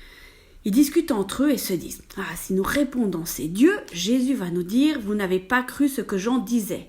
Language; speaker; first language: French; native; French